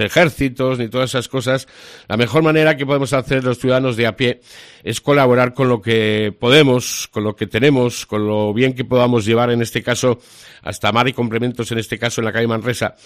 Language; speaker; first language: Spanish; native; Spanish